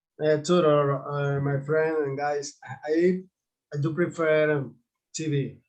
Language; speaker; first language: English; non-native, learner; Spanish